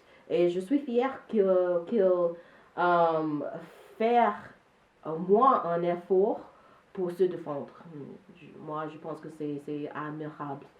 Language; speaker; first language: French; non-native, learner; English